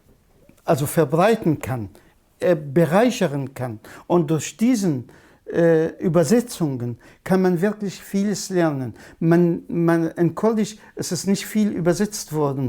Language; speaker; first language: German; non-native, fluent; Kurdish